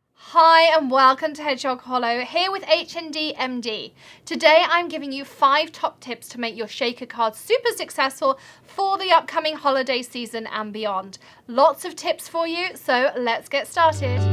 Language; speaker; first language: English; native; English